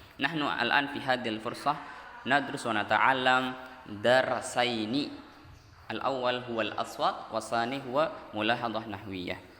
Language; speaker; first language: Arabic; non-native, learner; Indonesian